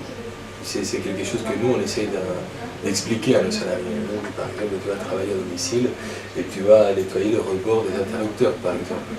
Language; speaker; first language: French; native; French